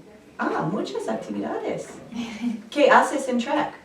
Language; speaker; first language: Spanish; non-native, fluent; English